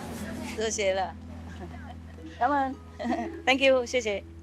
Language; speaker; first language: Chinese; non-native, fluent; Vietnamese